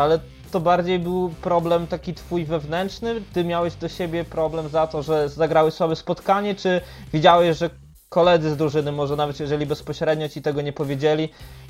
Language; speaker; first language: Polish; native; Polish